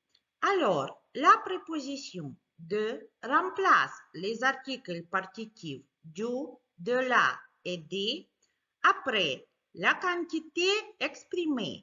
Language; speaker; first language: French; non-native, fluent; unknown